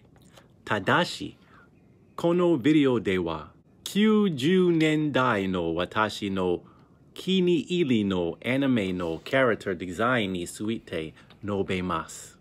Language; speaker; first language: Japanese; non-native, learner; English